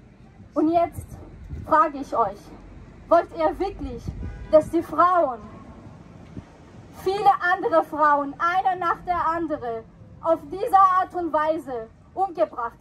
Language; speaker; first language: German; non-native, fluent; Persian